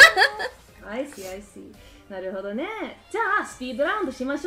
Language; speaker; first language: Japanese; non-native, learner; English